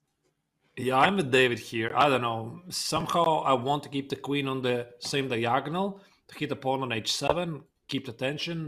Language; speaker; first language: English; non-native, fluent; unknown